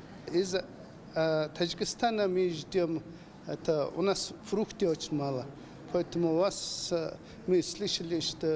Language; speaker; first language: Russian; non-native, learner; Mongolian